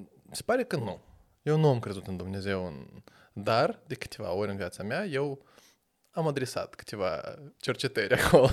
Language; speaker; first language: Romanian; non-native, local second language; Russian